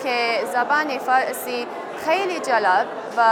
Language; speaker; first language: Persian; non-native, learner; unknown